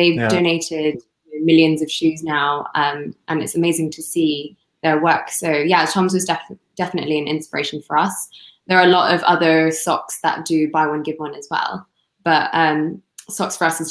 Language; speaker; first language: English; non-native, local second language; Cantonese